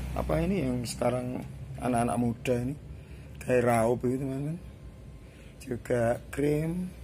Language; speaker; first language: Indonesian; non-native, local second language; Javanese